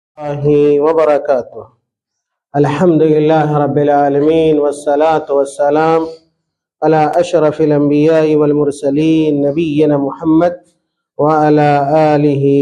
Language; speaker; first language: Arabic; non-native, fluent; Urdu